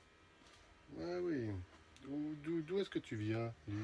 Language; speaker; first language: French; native; French